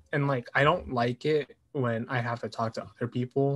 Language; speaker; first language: English; native; English